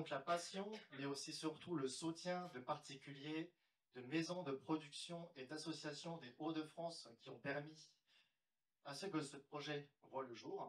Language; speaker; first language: French; native; French